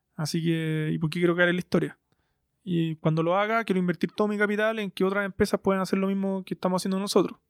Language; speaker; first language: Spanish; native; Spanish